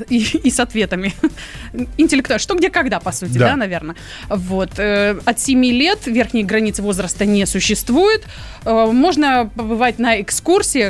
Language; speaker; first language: Russian; native; Russian